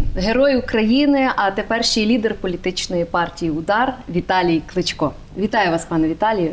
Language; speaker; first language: Ukrainian; native; Ukrainian